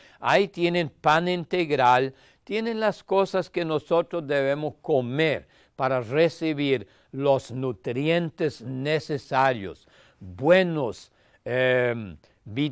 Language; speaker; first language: Spanish; non-native, fluent; German